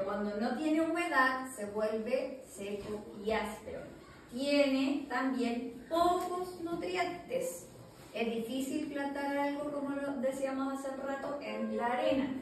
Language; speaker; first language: Spanish; native; Spanish